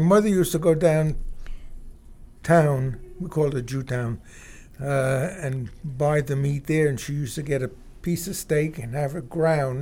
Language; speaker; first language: English; native; English